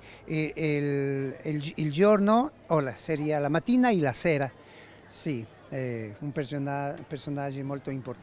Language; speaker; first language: Italian; non-native, learner; Spanish